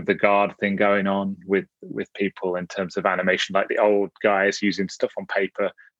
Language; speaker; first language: English; native; English